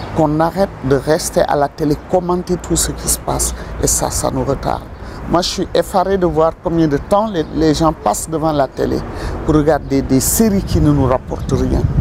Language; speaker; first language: French; non-native, local second language; Wolof